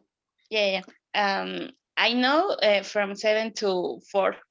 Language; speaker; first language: English; non-native, learner; Spanish